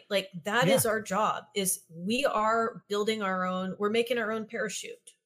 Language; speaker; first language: English; native; English